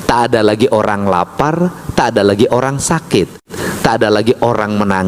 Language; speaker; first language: Indonesian; native; Indonesian